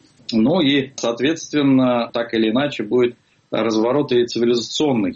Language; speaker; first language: Russian; native; Russian